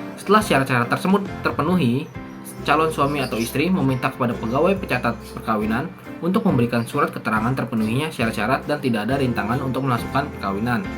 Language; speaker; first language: Indonesian; native; Indonesian